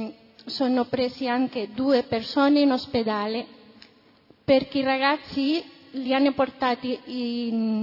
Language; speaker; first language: Italian; non-native, fluent; Spanish